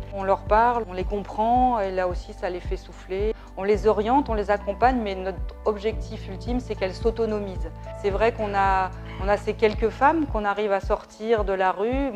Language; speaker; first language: French; native; French